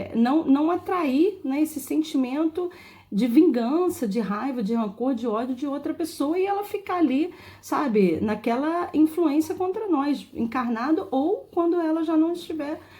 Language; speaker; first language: Portuguese; native; Portuguese